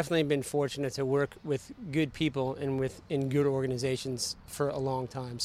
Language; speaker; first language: English; native; English